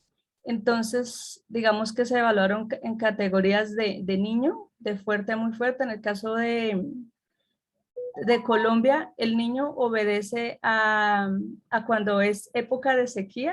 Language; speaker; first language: Spanish; native; Spanish